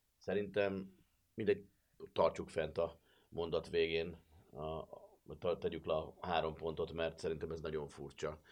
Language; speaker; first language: Hungarian; native; Hungarian